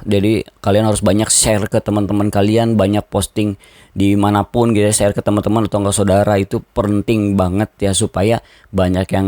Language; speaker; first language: Indonesian; native; Indonesian